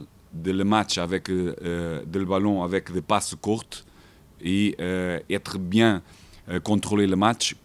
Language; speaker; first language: French; non-native, fluent; Portuguese